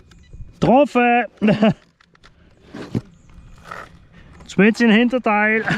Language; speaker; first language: German; non-native, fluent; French